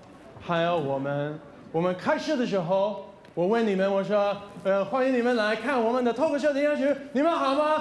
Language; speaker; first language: Chinese; non-native, learner; English